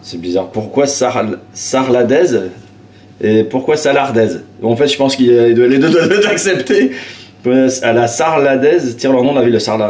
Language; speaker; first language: French; native; French